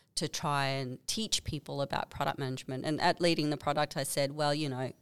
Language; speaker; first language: English; native; English